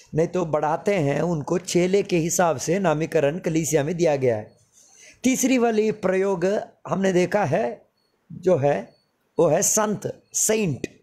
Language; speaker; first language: Hindi; non-native, local second language; Malayalam